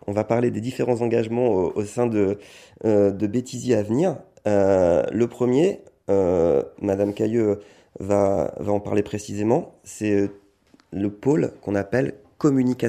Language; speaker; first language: French; native; French